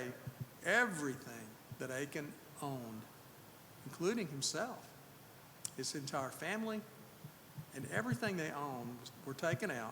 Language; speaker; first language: English; native; English